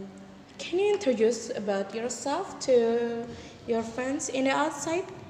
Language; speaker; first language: English; non-native, learner; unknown